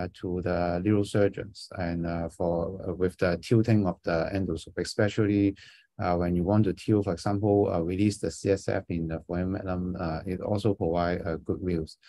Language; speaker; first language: English; non-native, fluent; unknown